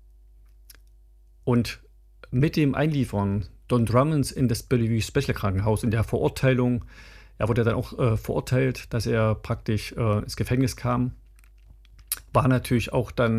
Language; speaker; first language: German; native; German